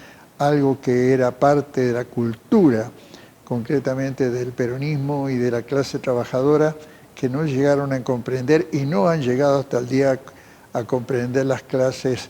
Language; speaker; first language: Spanish; native; Spanish